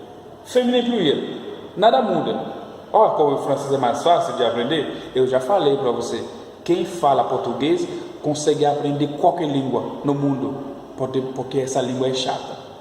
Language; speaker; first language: Portuguese; non-native, fluent; French